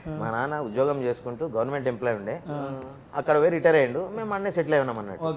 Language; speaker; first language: Telugu; native; Telugu